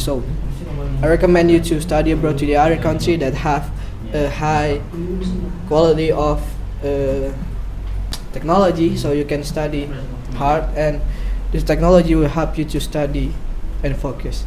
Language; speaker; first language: English; non-native, learner; Indonesian